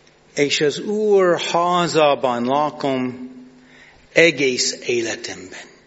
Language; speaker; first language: Hungarian; non-native, fluent; English